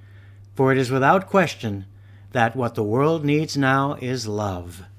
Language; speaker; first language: English; native; English